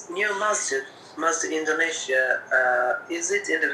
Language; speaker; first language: English; non-native, local second language; Japanese